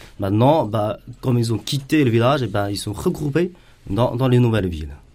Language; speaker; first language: French; non-native, fluent; Chinese